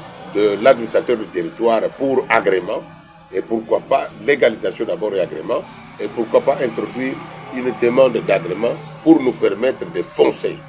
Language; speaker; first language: French; non-native, local second language; Kongo